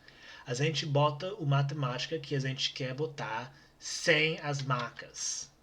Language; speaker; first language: Portuguese; non-native, learner; English